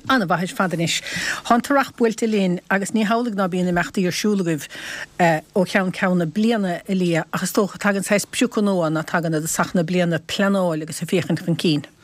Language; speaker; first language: Irish; native; Irish